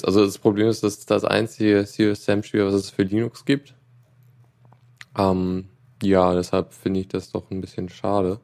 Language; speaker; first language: German; native; German